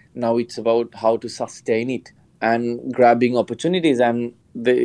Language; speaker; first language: English; non-native, local second language; Sinhala